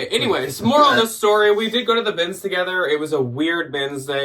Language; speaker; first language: English; native; English